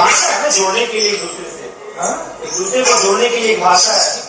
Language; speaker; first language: Hindi; non-native, local second language; Bangla